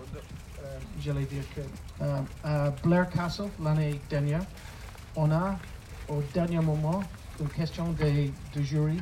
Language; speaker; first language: French; non-native, fluent; English